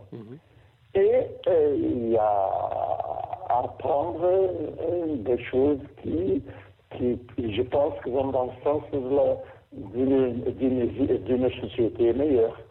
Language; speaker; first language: French; non-native, fluent; Portuguese